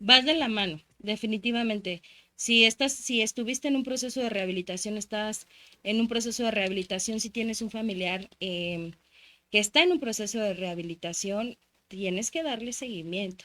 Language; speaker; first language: Spanish; native; Spanish